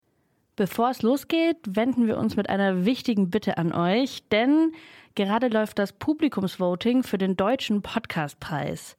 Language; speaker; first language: German; native; German